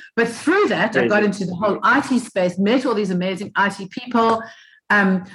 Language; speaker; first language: English; native; English